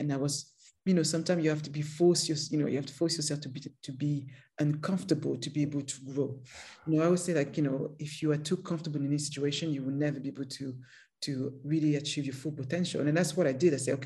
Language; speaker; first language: English; non-native, fluent; French